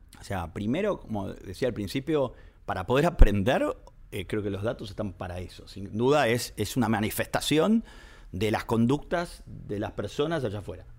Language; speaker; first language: Spanish; native; Spanish